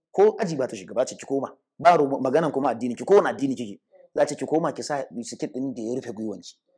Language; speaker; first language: Hausa; native; Hausa